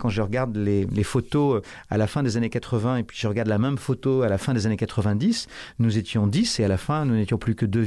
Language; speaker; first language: French; native; French